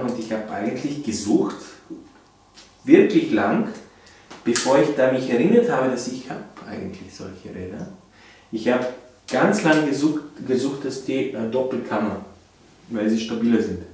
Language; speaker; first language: German; non-native, fluent; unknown